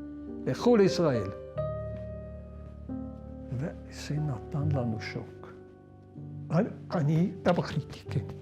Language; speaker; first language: Hebrew; non-native, fluent; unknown